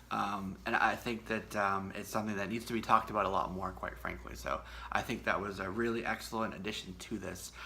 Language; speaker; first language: English; native; English